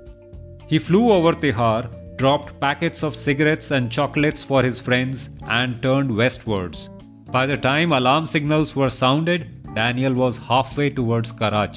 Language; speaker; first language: English; non-native, local second language; Hindi